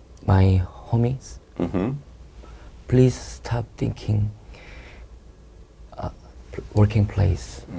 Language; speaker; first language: English; non-native, learner; Korean